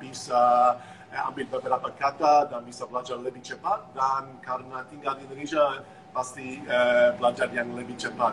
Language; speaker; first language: Indonesian; non-native, fluent; English